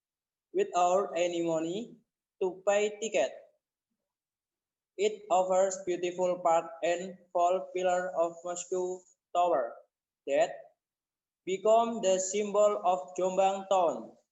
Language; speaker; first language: English; non-native, learner; Indonesian